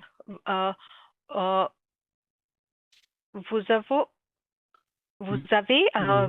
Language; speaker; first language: French; non-native, learner; Bangla